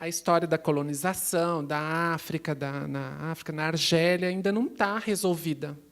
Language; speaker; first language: Portuguese; native; Portuguese